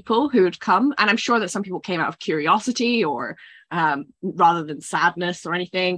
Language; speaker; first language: English; native; English